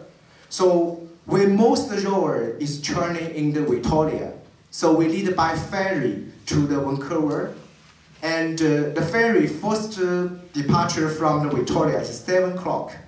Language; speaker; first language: English; non-native, learner; Chinese